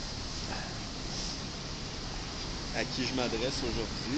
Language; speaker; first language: French; native; French